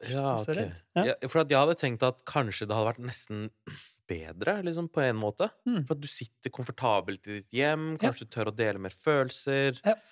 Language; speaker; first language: Norwegian; early bilingual, other home language; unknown